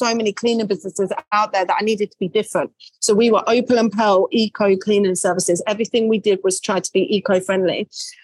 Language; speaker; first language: English; native; English